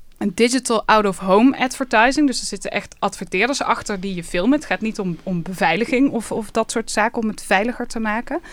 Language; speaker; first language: Dutch; native; Dutch